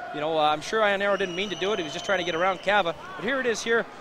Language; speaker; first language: English; native; English